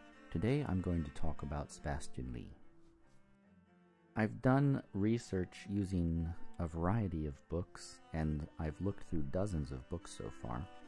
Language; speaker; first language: English; native; English